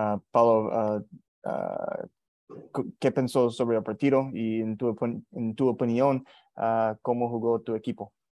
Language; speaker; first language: Spanish; non-native, learner; English